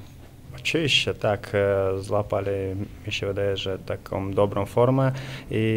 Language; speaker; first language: Polish; non-native, fluent; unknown